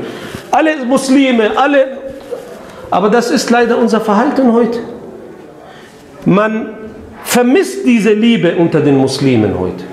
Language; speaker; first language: German; non-native, fluent; Arabic